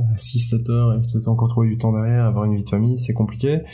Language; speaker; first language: French; native; French